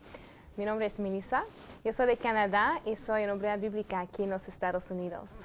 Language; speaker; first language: Spanish; non-native, learner; French